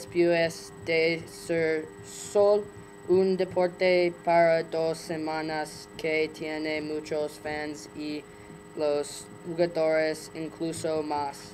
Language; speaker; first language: Spanish; non-native, learner; English